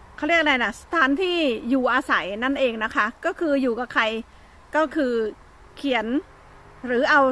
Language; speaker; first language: Thai; native; Thai